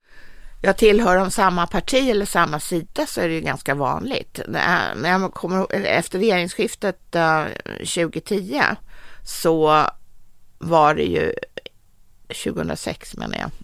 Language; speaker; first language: Swedish; native; Swedish